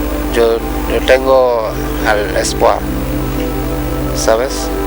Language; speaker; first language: Spanish; non-native, learner; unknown